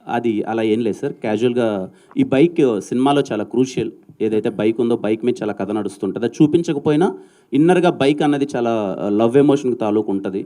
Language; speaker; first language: Telugu; native; Telugu